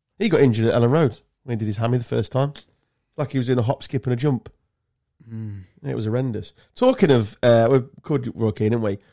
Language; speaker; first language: English; native; English